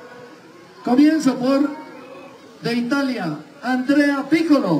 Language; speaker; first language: Spanish; native; Spanish